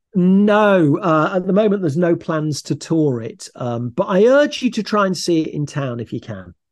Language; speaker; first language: English; native; English